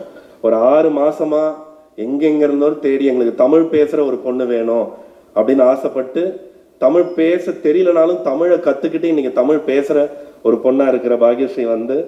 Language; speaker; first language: Tamil; native; Tamil